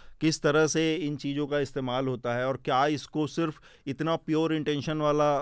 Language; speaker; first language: Hindi; native; Hindi